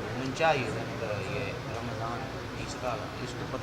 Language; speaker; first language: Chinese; non-native, learner; Punjabi